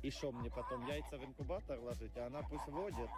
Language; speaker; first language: Russian; native; Russian